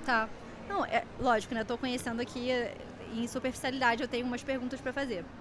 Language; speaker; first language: Portuguese; native; Portuguese